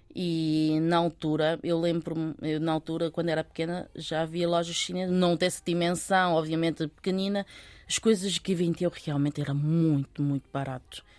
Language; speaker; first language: Portuguese; early bilingual, other home language; Chinese